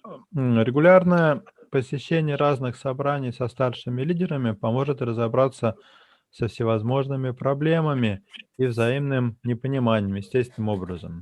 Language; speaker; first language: Russian; native; Russian